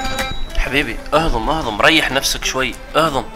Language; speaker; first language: Arabic; native; Arabic